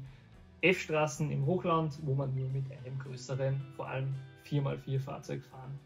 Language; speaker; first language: German; native; German